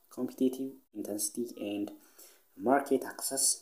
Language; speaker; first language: English; non-native, local second language; Amharic